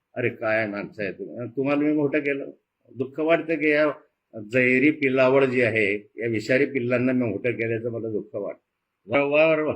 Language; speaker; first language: Marathi; native; Marathi